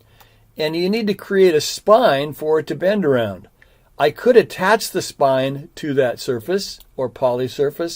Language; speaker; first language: English; native; English